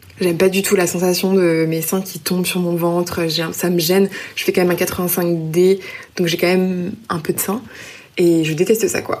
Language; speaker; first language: French; native; French